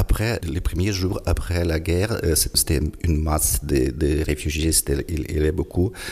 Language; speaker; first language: French; non-native, fluent; Ukrainian